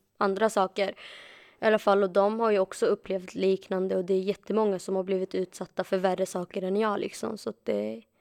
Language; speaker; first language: Swedish; early bilingual, other home language; Arabic